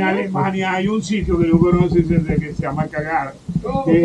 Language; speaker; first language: Spanish; native; Spanish